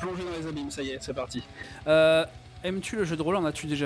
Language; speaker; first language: French; native; French